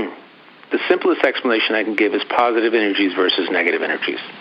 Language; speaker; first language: English; native; English